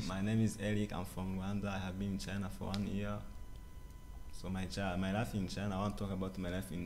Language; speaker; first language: English; non-native, learner; Kinyarwanda